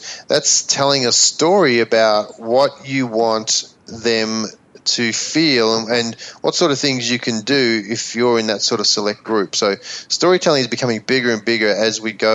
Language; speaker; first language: English; native; English